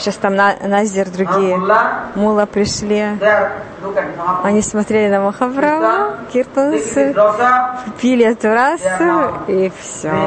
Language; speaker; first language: Russian; non-native, learner; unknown